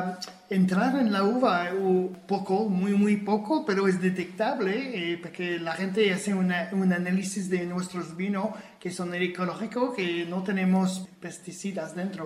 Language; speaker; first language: Spanish; non-native, fluent; French